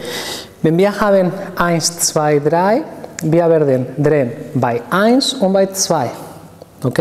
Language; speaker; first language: German; non-native, fluent; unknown